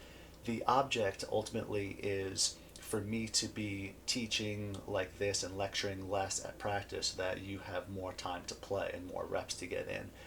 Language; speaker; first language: English; native; English